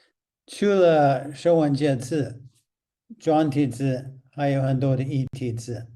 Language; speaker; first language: Chinese; non-native, fluent; English